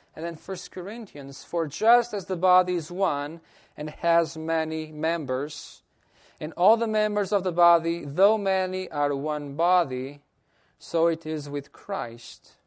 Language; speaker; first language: English; non-native, fluent; Portuguese